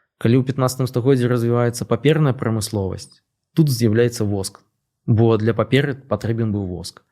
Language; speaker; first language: Belarusian; non-native, local second language; Russian